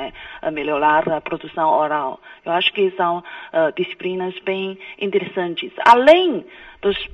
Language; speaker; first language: Portuguese; non-native, fluent; Chinese